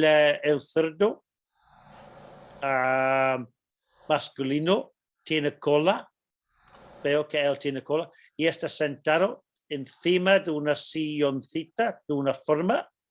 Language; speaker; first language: Spanish; non-native, fluent; English